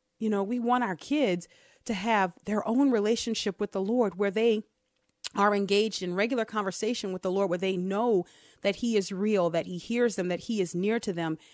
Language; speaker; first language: English; native; English